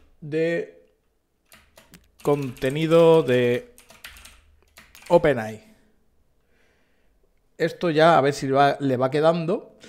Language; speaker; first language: Spanish; native; Spanish